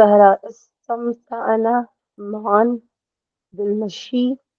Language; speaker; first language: Arabic; non-native, learner; Hindi